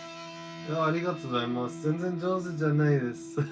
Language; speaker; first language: Japanese; non-native, fluent; English